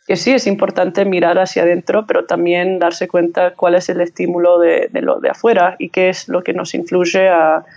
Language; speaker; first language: Spanish; early bilingual, heritage; English